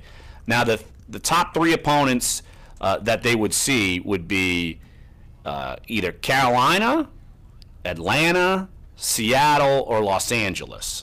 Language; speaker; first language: English; native; English